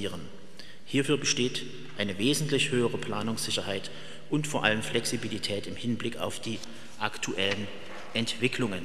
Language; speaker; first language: German; native; German